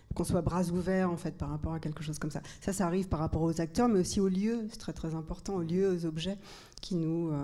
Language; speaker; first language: French; native; French